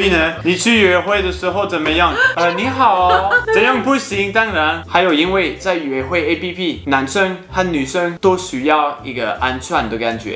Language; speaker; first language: Chinese; non-native, fluent; French